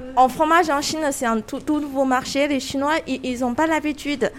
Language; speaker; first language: French; non-native, fluent; Chinese